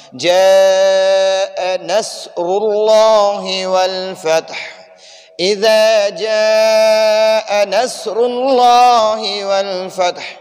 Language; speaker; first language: Urdu; non-native, local second language; Pashto